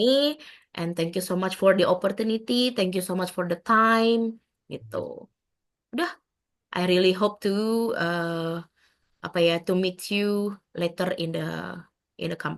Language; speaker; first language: English; non-native, fluent; Indonesian